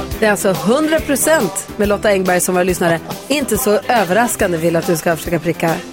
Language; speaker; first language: Swedish; native; Swedish